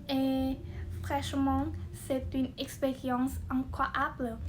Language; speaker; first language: French; non-native, learner; Vietnamese